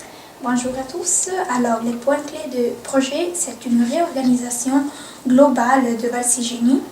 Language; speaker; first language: French; non-native, local second language; Italian